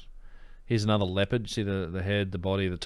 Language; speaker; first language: English; native; English